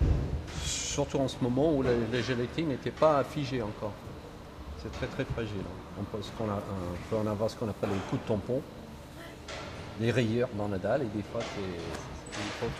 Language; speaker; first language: French; native; French